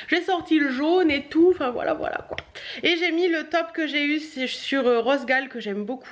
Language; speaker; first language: French; native; French